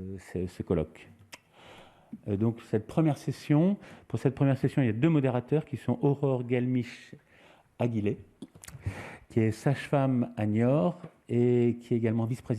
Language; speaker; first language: French; native; French